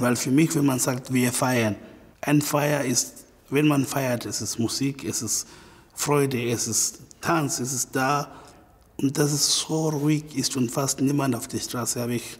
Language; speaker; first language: German; non-native, fluent; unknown